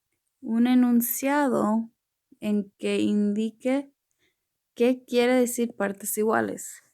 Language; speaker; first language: Spanish; early bilingual, heritage; Spanish